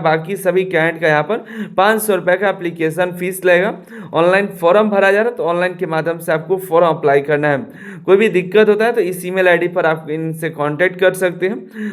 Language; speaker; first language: Hindi; native; Hindi